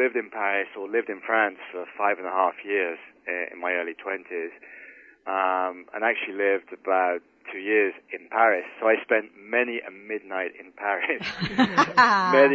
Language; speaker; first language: English; native; English